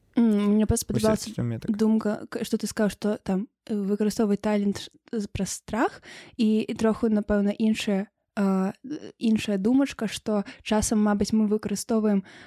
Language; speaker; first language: Belarusian; non-native, local second language; Russian